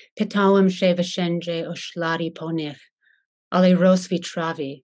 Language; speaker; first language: Polish; non-native, fluent; English